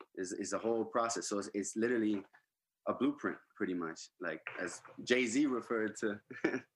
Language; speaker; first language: English; early bilingual, other home language; Spanish